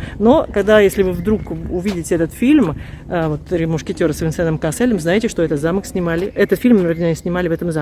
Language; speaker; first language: Russian; native; Russian